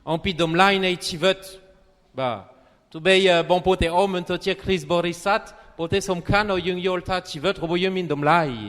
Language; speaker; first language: Khmer; non-native, fluent; French